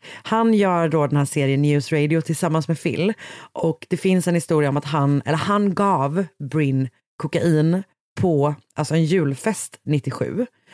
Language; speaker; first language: Swedish; native; Swedish